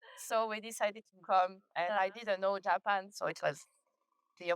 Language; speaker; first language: English; non-native, learner; French